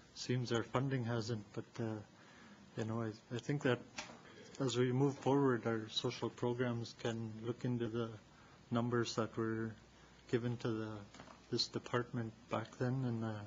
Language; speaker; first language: English; native; English